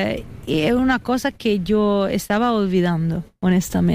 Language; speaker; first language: Spanish; non-native, fluent; Italian